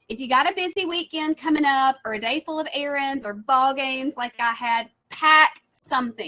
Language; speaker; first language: English; native; English